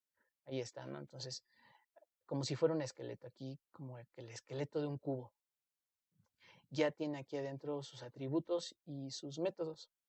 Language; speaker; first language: Spanish; native; Spanish